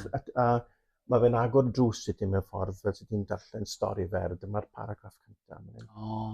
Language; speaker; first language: Welsh; native; Welsh